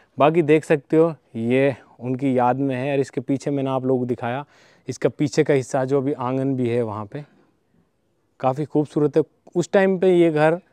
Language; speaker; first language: Hindi; native; Hindi